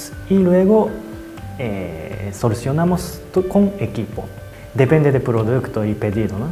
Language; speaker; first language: Spanish; non-native, learner; Japanese